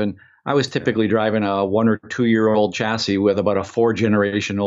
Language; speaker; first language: English; native; English